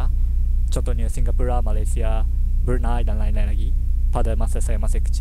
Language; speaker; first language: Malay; non-native, learner; Japanese